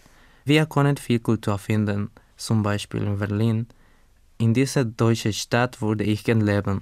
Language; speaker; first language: German; non-native, learner; Spanish